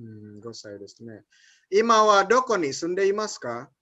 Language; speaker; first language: Japanese; non-native, fluent; Indonesian